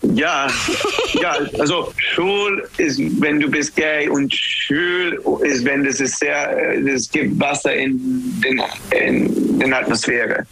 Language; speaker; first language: German; non-native, learner; English